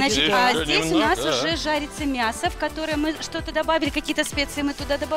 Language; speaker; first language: Russian; native; Russian